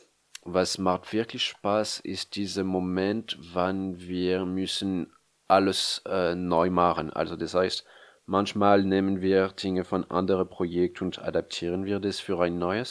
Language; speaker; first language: German; non-native, fluent; French